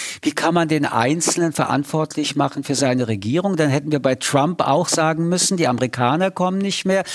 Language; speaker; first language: German; early bilingual, other home language; French